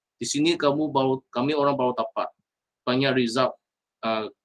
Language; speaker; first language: Malay; non-native, local second language; Chinese